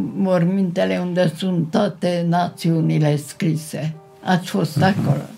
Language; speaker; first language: Romanian; non-native, local second language; Hungarian